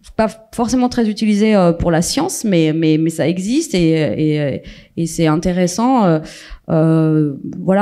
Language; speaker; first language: French; native; French